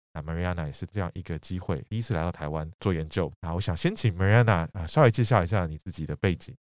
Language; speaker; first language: Chinese; native; Chinese